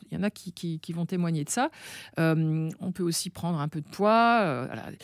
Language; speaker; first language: French; native; French